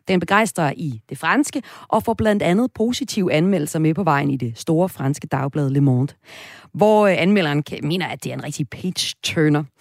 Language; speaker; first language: Danish; native; Danish